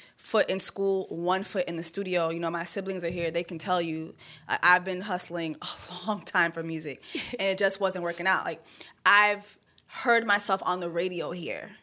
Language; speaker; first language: English; early bilingual, other home language; French